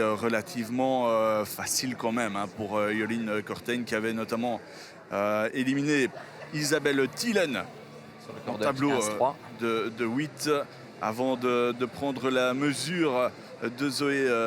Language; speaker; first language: French; native; French